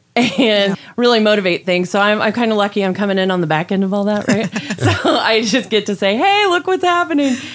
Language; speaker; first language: English; native; English